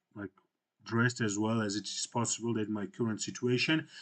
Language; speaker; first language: English; non-native, fluent; Georgian